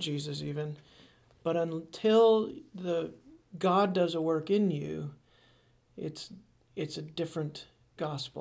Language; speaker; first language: English; native; English